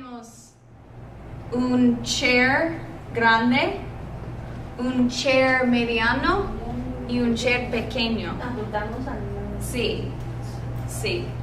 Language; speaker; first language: Spanish; non-native, fluent; English